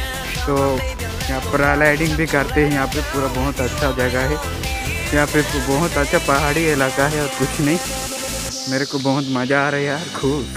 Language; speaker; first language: Hindi; non-native, local second language; Sadri